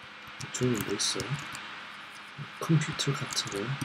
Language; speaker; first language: Korean; non-native, learner; English